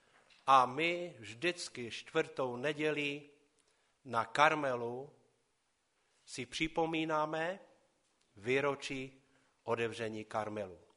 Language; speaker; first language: Czech; non-native, local second language; Polish